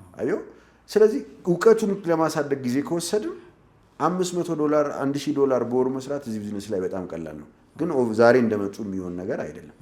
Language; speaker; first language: Amharic; native; Amharic